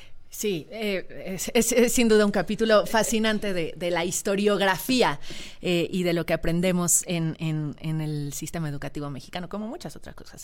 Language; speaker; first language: Spanish; native; Spanish